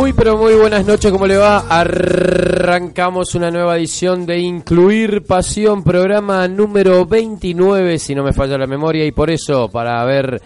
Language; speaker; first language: Spanish; native; Spanish